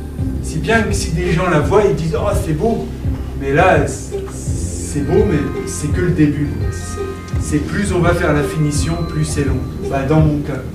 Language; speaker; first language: French; native; French